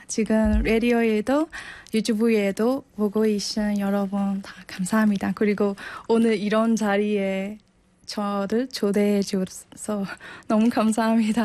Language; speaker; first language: Korean; non-native, learner; Burmese